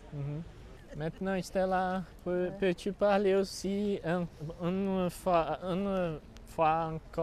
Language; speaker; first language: French; non-native, learner; Portuguese